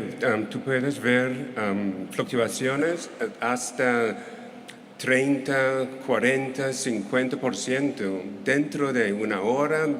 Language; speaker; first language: Spanish; non-native, fluent; English